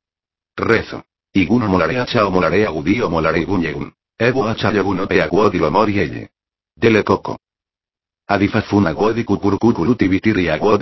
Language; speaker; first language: Spanish; native; Spanish